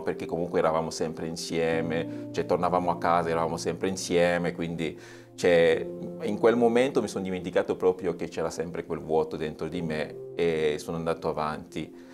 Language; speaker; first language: Italian; non-native, fluent; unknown